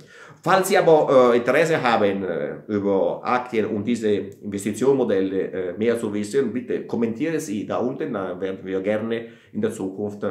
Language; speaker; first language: German; non-native, fluent; Italian